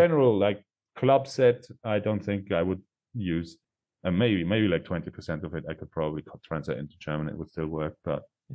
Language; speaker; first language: English; non-native, fluent; German